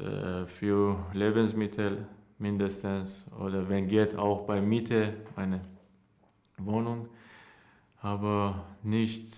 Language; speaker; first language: German; non-native, learner; Persian